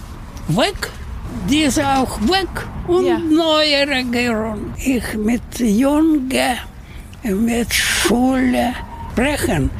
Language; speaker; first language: German; non-native, learner; Russian